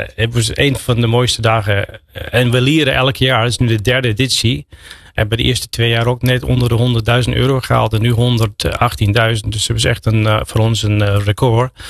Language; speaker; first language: Dutch; non-native, fluent; English